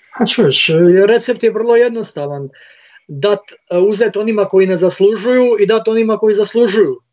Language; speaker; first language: Croatian; native; Croatian